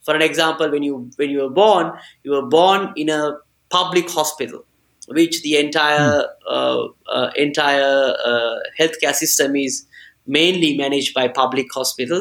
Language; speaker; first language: English; non-native, local second language; Sinhala